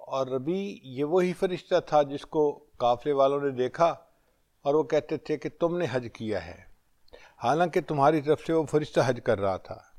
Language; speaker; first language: Urdu; native; Urdu